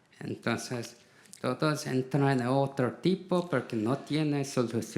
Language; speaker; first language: Spanish; non-native, learner; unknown